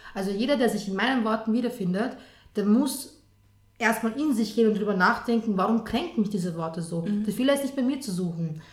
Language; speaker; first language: German; early bilingual, other home language; Serbian